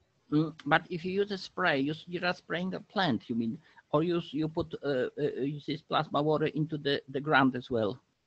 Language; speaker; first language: English; non-native, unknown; Polish